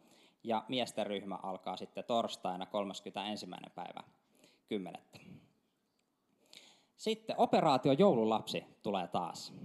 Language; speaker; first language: Finnish; native; Finnish